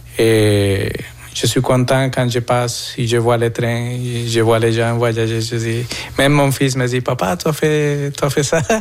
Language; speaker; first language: French; non-native, fluent; Spanish